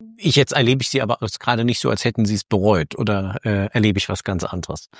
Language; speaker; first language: German; native; German